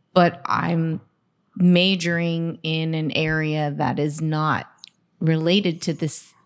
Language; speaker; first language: English; early bilingual, other home language; Filipino